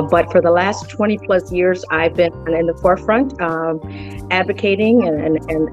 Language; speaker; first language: English; early bilingual, other home language; Spanish